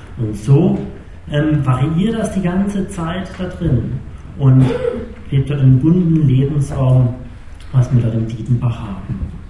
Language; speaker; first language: German; native; German